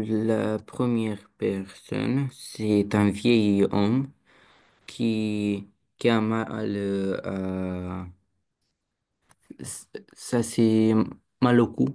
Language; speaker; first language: French; non-native, learner; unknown